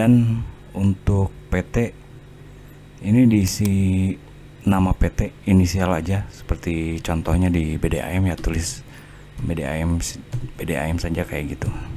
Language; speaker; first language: Indonesian; native; Indonesian